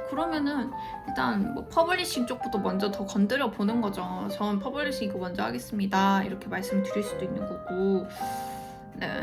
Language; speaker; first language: Korean; native; Korean